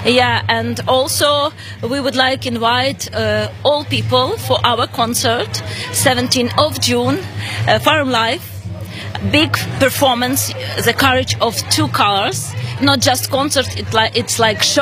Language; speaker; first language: English; non-native, learner; Ukrainian